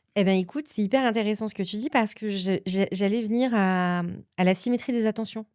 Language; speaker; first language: French; native; French